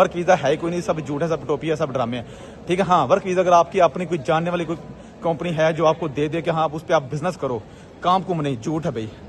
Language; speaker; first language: Urdu; non-native, local second language; Punjabi